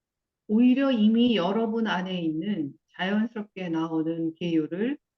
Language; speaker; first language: Korean; native; Korean